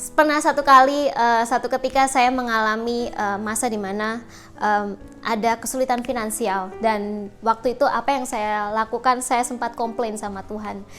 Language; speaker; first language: Indonesian; native; Indonesian